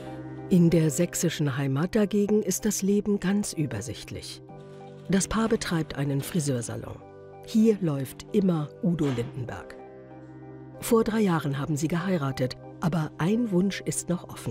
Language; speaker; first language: German; native; German